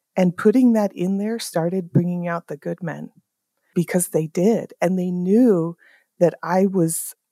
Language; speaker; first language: English; native; English